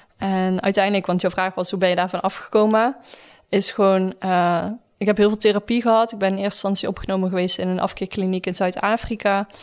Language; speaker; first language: Dutch; native; Dutch